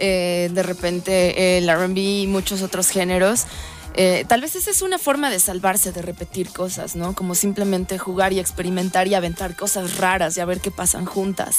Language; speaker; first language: Spanish; native; Spanish